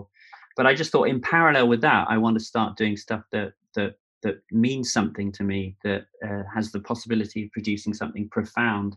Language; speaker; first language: English; native; English